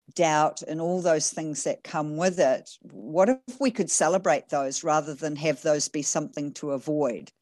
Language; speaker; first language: English; native; English